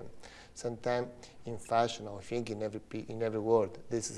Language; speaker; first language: English; non-native, learner; Italian